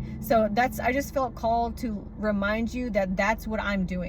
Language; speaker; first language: English; native; English